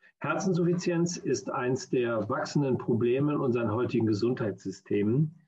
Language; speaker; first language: German; native; German